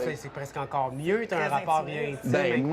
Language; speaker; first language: French; native; French